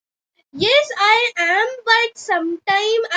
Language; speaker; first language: English; non-native, local second language; Hindi